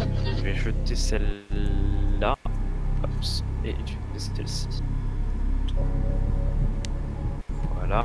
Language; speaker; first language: French; native; French